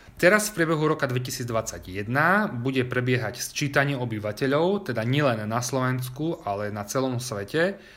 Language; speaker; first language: Slovak; early bilingual, heritage; Slovak